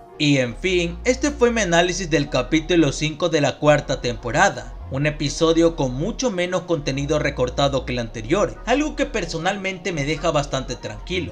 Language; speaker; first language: Spanish; native; Spanish